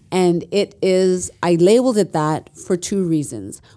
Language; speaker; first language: English; native; English